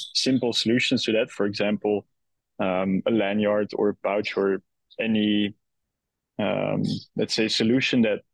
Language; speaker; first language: English; non-native, fluent; Dutch